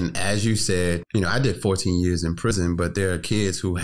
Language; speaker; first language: English; native; English